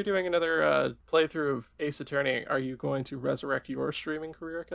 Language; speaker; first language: English; native; English